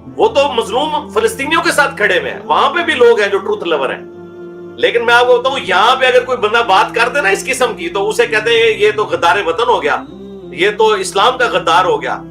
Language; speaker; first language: Urdu; non-native, local second language; Punjabi